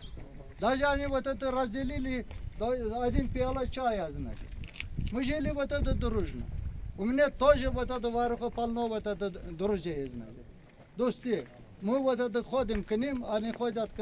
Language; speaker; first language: Russian; non-native, local second language; Tajik